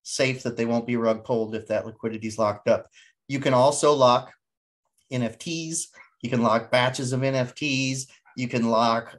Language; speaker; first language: English; native; English